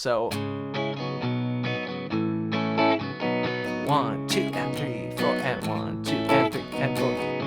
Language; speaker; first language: English; native; English